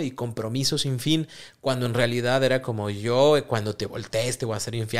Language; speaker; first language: Spanish; native; Spanish